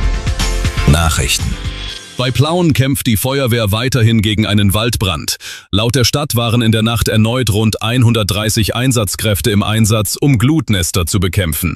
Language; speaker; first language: German; native; German